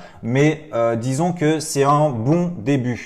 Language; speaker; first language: French; native; French